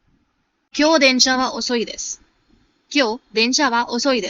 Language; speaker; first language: Japanese; non-native, fluent; Hindi